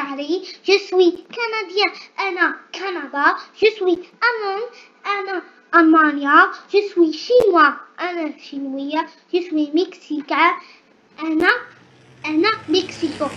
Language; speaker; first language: French; non-native, learner; Arabic